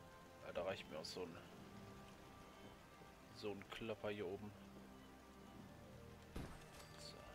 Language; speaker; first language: German; native; German